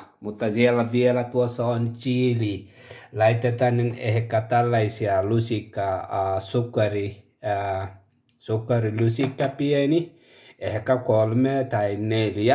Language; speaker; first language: Finnish; non-native, learner; Tigrinya